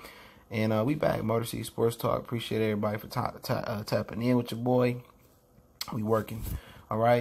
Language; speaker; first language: English; native; English